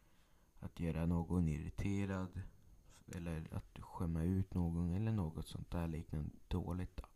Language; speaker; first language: Swedish; early bilingual, other home language; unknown